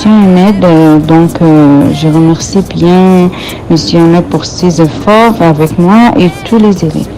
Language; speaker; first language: French; non-native, fluent; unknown